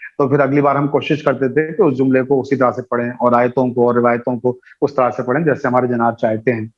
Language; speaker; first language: Urdu; native; Urdu